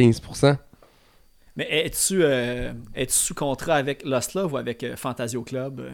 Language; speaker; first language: French; native; French